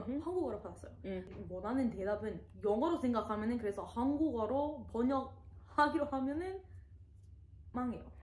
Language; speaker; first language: Korean; non-native, learner; English